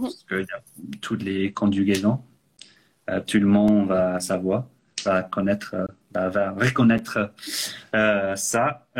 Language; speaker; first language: French; non-native, fluent; English